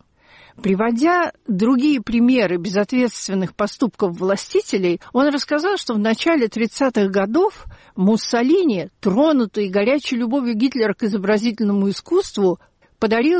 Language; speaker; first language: Russian; native; Russian